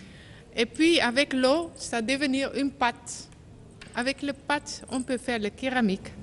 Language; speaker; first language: French; non-native, learner; Dutch